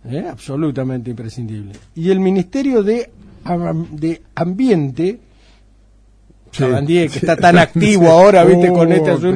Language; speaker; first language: Spanish; native; Spanish